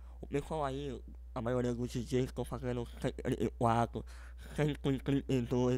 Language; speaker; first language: Portuguese; native; Portuguese